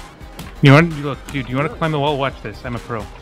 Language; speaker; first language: English; native; English